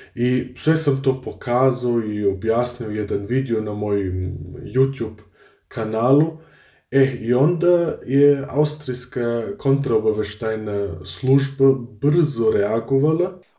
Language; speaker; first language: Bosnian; early bilingual, heritage; Bosnian